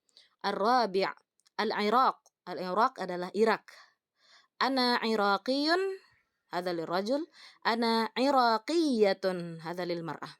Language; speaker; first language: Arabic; non-native, fluent; Indonesian